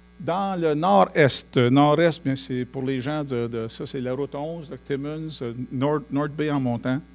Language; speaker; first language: French; native; French